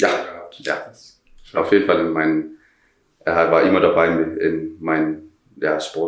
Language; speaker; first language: German; non-native, learner; Danish